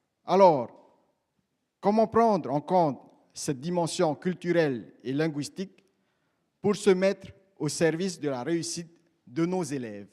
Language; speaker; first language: French; native; French